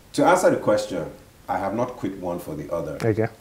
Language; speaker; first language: English; non-native, local second language; Igbo